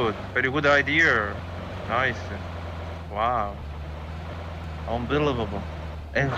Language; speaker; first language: English; non-native, learner; Korean